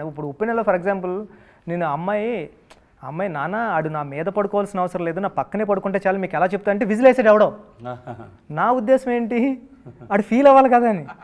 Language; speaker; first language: Telugu; native; Telugu